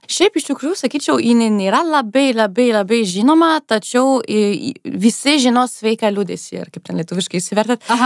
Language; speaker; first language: Lithuanian; non-native, fluent; French